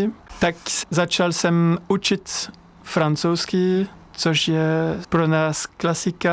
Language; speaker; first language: Czech; non-native, fluent; French